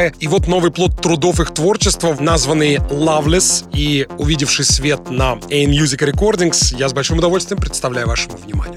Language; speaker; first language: Russian; native; Russian